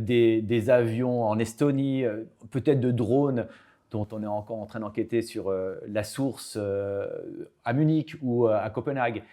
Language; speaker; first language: French; native; French